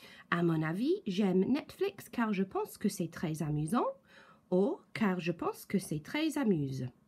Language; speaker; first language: French; non-native, fluent; English